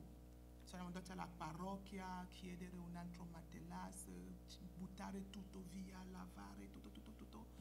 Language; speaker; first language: Italian; non-native, fluent; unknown